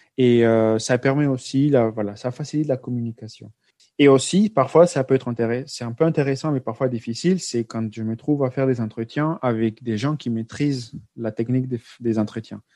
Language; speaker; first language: French; non-native, fluent; Spanish